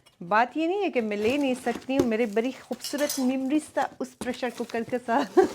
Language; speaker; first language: Urdu; early bilingual, other home language; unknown